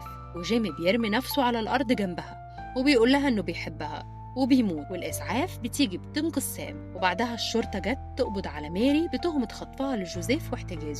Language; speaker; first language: Arabic; native; Arabic